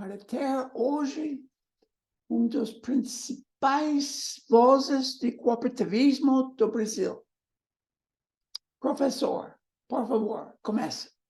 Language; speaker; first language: Portuguese; non-native, learner; English